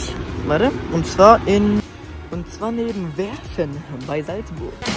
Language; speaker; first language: German; native; German